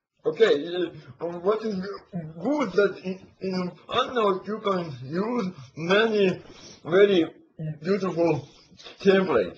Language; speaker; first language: English; non-native, learner; Latvian